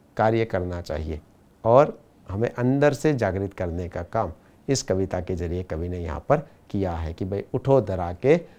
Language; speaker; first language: Hindi; non-native, local second language; Gujarati